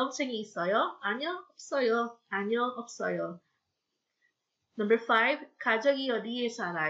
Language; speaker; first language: Korean; non-native, fluent; Filipino